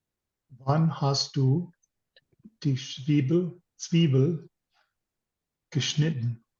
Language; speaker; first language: German; non-native, learner; English